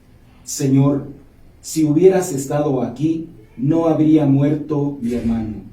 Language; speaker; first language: Spanish; native; Spanish